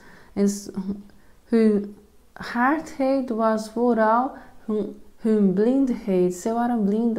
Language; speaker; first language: Dutch; non-native, fluent; Portuguese